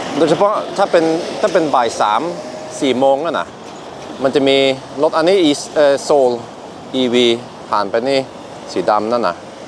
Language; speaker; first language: Thai; non-native, fluent; Norwegian